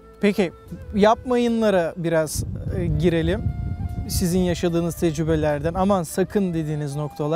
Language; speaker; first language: Turkish; native; Turkish